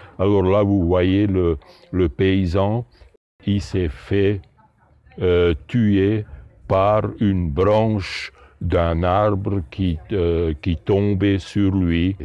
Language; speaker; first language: French; native; French